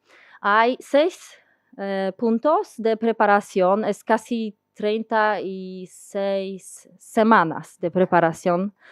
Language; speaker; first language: Spanish; non-native, learner; Polish